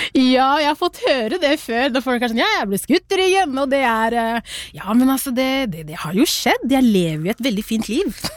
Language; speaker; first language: Norwegian; early bilingual, other home language; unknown